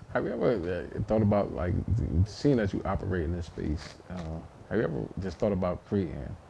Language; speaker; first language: English; native; English